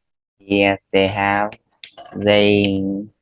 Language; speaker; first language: English; non-native, learner; Vietnamese